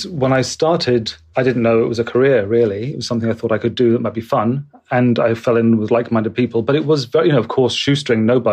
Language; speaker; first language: English; native; English